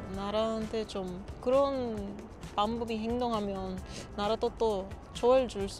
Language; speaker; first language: Korean; non-native, learner; Papiamento